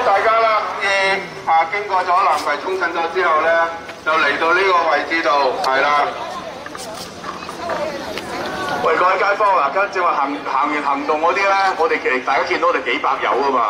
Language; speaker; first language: Chinese; native; Chinese